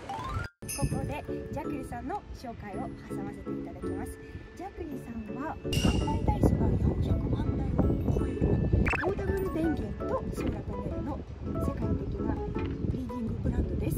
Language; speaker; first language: Japanese; non-native, fluent; Russian